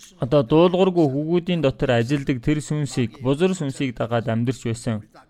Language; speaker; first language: Mongolian; non-native, fluent; Korean